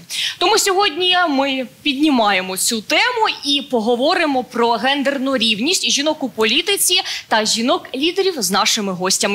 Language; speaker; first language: Ukrainian; native; Ukrainian